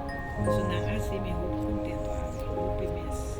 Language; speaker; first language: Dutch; non-native, local second language; Papiamento